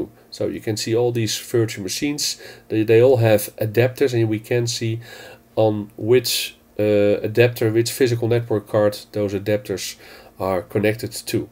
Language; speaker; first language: English; non-native, fluent; Dutch